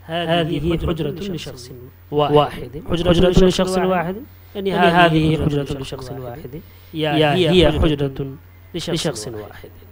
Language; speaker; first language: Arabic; non-native, fluent; Urdu